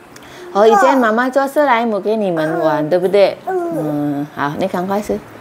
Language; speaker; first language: Chinese; non-native, fluent; Indonesian